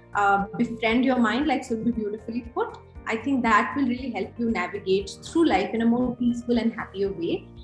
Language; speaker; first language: English; non-native, local second language; Hindi